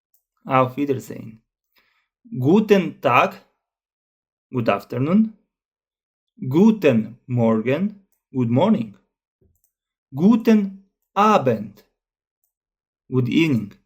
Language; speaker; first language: German; non-native, fluent; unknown